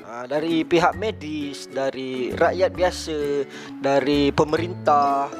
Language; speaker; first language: Malay; native; Malay